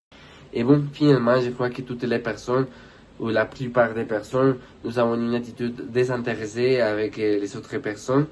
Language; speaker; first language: French; non-native, learner; Spanish